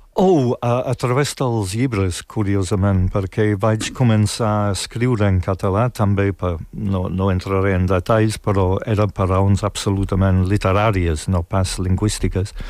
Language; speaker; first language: Catalan; non-native, fluent; English